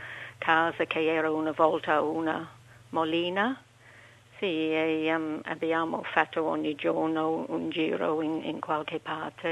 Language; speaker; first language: Italian; non-native, learner; English